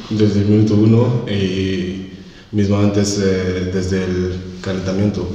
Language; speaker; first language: Spanish; non-native, fluent; French